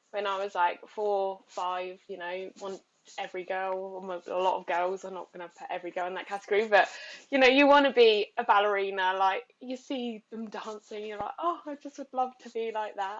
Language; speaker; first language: English; native; English